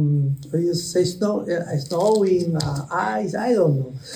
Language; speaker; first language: English; non-native, learner; Spanish